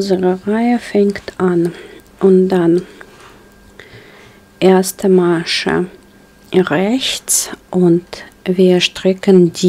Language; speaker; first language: German; non-native, learner; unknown